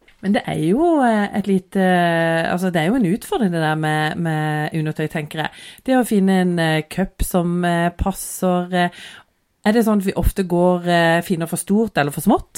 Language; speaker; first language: Norwegian; native; Norwegian